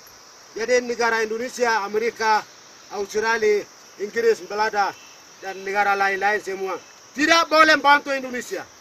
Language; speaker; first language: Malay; non-native, local second language; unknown